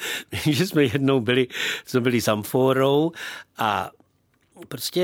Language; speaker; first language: Czech; native; Czech